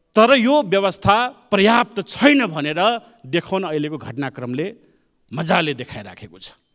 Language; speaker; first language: Nepali; non-native, local second language; Maithili